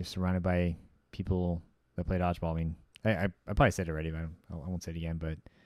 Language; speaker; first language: English; native; English